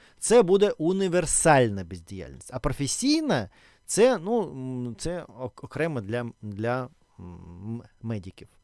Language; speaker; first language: Ukrainian; non-native, local second language; Russian